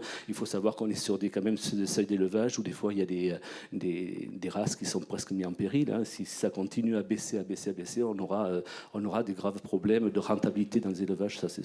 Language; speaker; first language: French; native; French